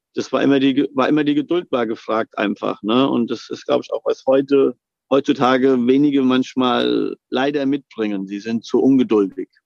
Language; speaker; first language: German; native; German